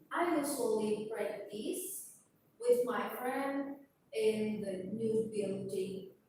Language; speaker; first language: English; non-native, learner; Indonesian